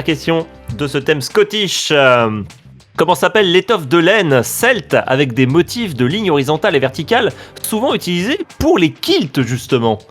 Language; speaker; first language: French; native; French